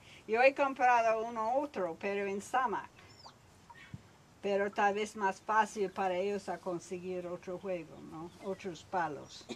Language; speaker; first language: Spanish; non-native, learner; English